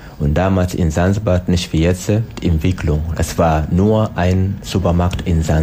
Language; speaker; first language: German; non-native, learner; Swahili